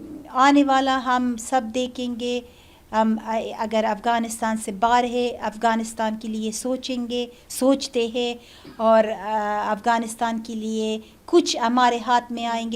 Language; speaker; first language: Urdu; non-native, learner; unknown